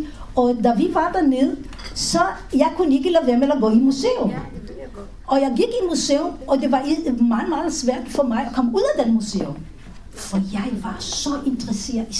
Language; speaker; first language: Danish; non-native, fluent; Hebrew